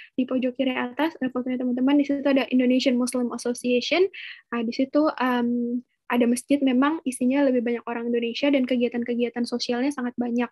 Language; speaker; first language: Indonesian; native; Indonesian